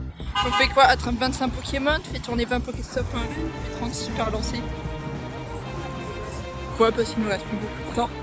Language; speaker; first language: French; native; French